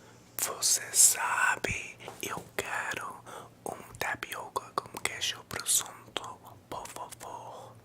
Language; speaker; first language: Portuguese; non-native, learner; English